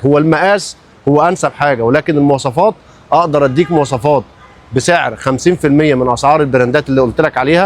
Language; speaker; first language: Arabic; native; Arabic